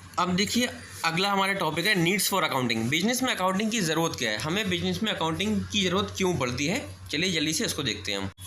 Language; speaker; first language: Hindi; native; Hindi